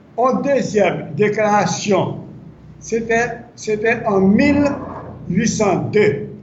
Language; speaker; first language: French; non-native, local second language; Haitian Creole